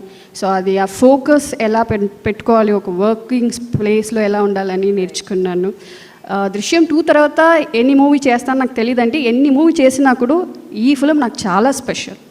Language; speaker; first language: Telugu; non-native, fluent; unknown